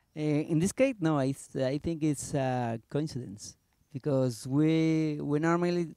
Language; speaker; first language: English; non-native, learner; Spanish